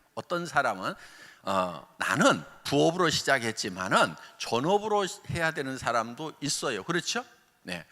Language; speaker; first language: Korean; native; Korean